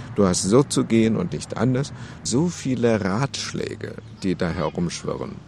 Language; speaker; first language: German; non-native, fluent; Chinese